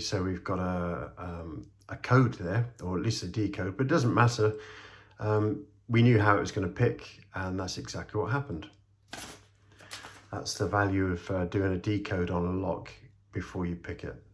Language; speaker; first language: English; native; English